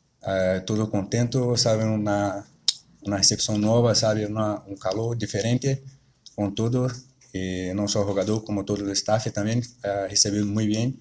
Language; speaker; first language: Spanish; non-native, learner; Portuguese